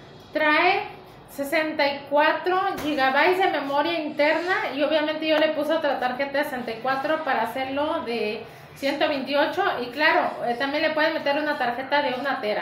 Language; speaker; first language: Spanish; native; Spanish